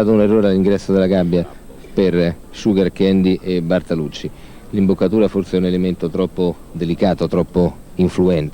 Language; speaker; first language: Italian; native; Italian